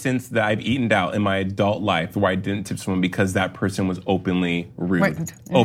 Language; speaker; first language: English; native; English